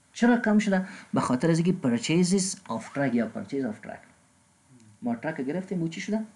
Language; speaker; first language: Persian; non-native, local second language; Pashto